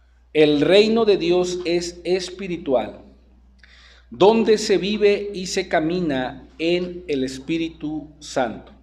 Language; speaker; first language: Spanish; native; Spanish